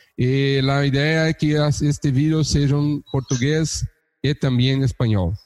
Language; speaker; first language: Portuguese; native; Portuguese